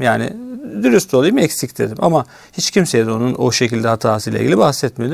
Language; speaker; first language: Turkish; native; Turkish